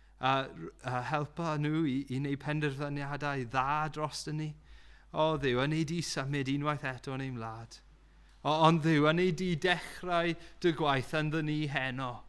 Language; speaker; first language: Welsh; non-native, local second language; English